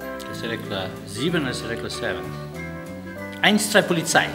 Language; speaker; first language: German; non-native, fluent; Slovenian